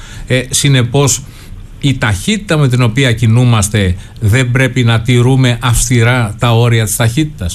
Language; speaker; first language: Greek; native; Greek